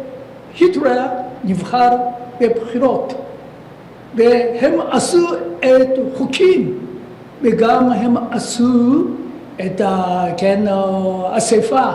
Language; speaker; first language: Hebrew; non-native, learner; Japanese